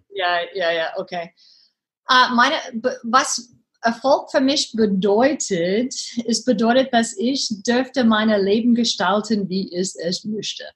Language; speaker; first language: German; non-native, learner; English